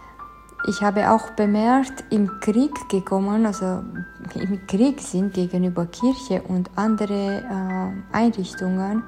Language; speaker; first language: German; non-native, fluent; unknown